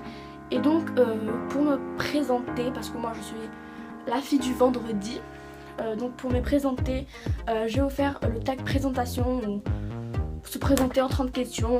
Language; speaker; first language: French; native; French